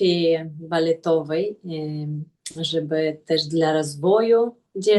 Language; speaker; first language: Polish; non-native, fluent; Russian